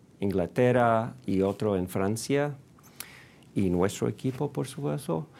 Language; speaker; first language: Spanish; non-native, fluent; English